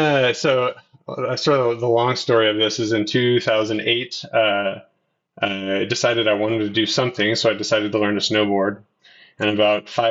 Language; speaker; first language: English; native; English